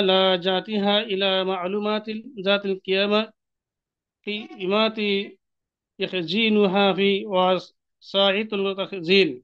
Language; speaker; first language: Arabic; non-native, learner; Bangla